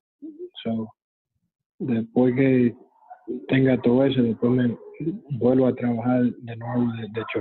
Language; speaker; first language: Spanish; early bilingual, other home language; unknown